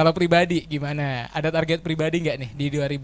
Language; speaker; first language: Indonesian; native; Indonesian